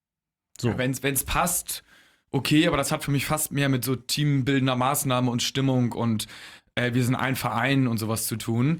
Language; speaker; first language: German; native; German